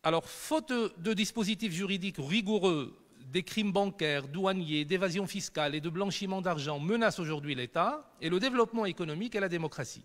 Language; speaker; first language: French; non-native, local second language; Arabic